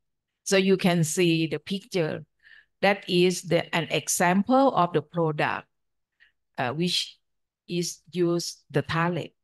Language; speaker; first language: English; non-native, fluent; Thai